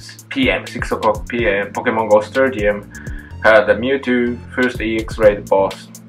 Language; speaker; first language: English; non-native, fluent; Japanese